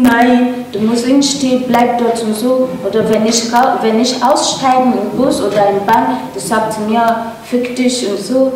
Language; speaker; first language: German; non-native, learner; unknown